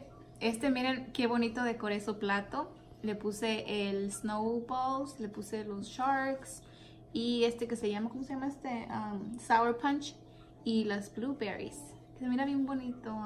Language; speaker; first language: Spanish; early bilingual, heritage; Spanish